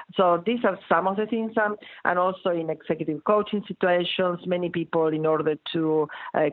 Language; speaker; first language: English; non-native, fluent; Spanish